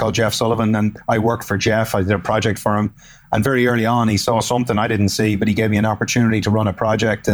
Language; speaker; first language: English; native; English